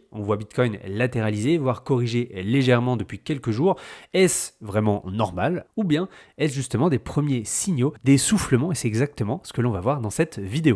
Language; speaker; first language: French; native; French